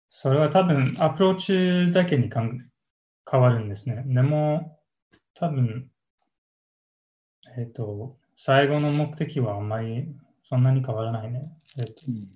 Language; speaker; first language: Japanese; non-native, learner; English